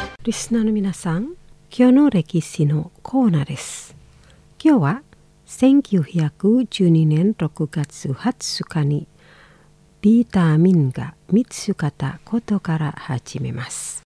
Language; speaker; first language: Japanese; non-native, fluent; Indonesian